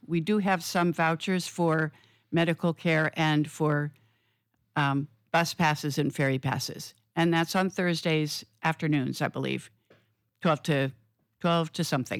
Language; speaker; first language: English; native; English